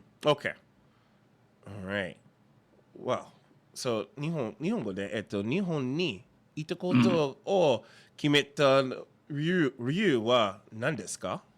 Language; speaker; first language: Japanese; non-native, learner; English